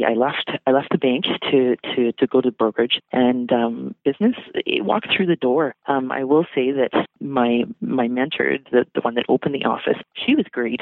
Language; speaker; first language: English; native; English